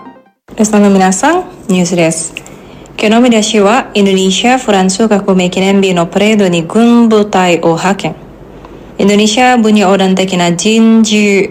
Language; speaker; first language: Japanese; non-native, fluent; Indonesian